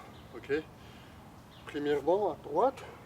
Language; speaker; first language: French; non-native, fluent; Chinese